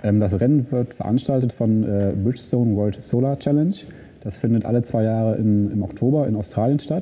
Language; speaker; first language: German; native; German